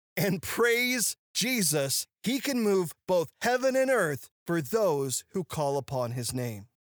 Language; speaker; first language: English; native; English